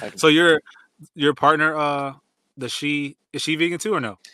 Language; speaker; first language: English; early bilingual, other home language; Filipino